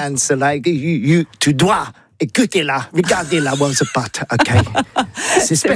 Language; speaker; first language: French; non-native, learner; English